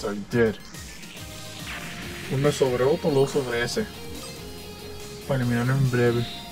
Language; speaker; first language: Spanish; native; Spanish